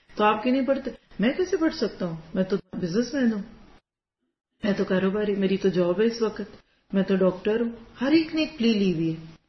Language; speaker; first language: Urdu; native; Urdu